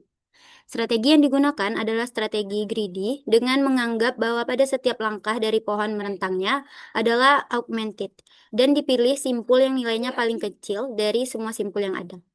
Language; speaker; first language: Indonesian; native; Indonesian